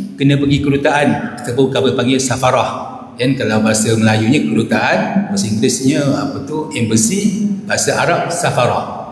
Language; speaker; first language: Malay; native; Malay